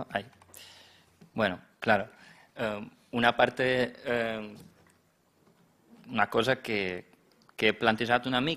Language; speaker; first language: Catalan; non-native, fluent; German